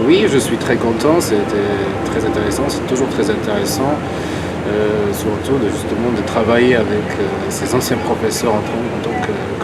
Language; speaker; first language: French; non-native, fluent; Vietnamese